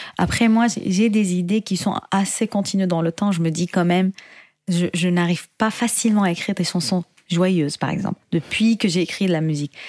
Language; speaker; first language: French; non-native, fluent; Arabic